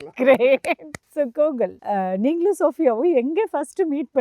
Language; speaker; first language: Tamil; native; Tamil